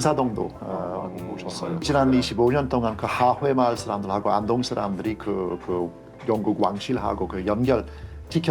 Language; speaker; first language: Korean; non-native, fluent; English